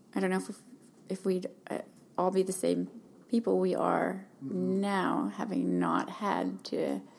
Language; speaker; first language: English; native; English